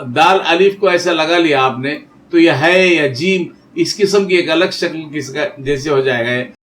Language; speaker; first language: Urdu; native; Urdu